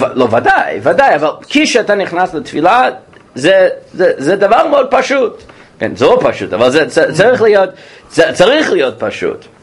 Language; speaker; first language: Hebrew; non-native, fluent; English